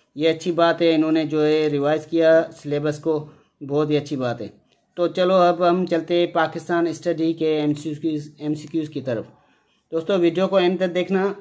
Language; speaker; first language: Urdu; non-native, local second language; Sindhi